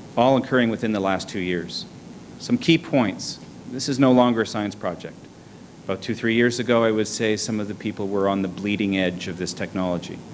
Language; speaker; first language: English; native; English